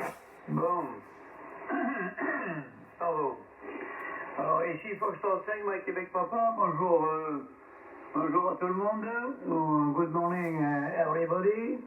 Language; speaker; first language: French; native; French